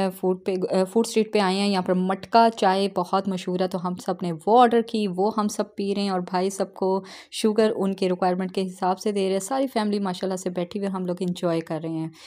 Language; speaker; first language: Urdu; native; Urdu